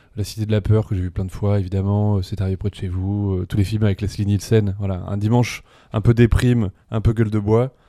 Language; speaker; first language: French; early bilingual, other home language; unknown